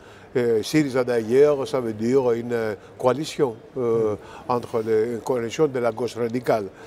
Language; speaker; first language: French; non-native, fluent; Greek